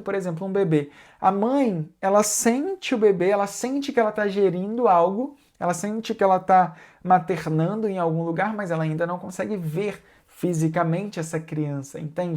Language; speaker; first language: Portuguese; native; Portuguese